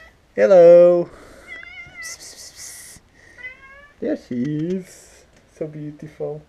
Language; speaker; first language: English; non-native, learner; Portuguese